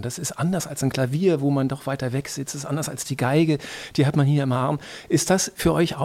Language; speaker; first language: German; native; German